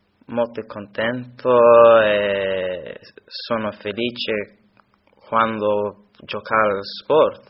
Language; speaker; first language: Italian; non-native, learner; English